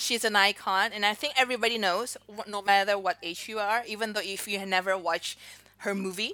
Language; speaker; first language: English; early bilingual, other home language; Indonesian